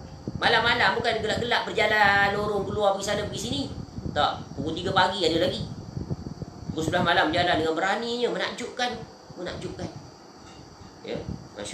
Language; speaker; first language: Malay; native; Malay